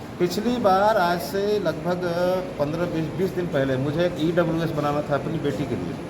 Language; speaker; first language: Hindi; native; Hindi